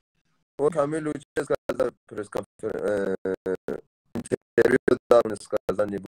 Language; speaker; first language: Russian; non-native, learner; Tajik